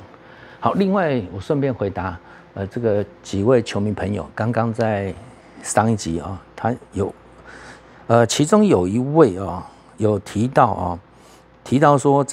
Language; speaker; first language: Chinese; native; Chinese